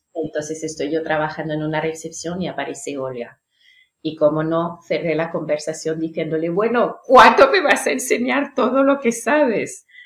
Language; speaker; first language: Spanish; non-native, fluent; French